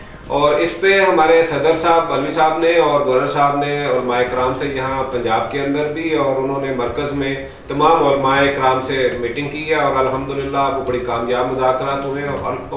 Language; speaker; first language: Urdu; native; Urdu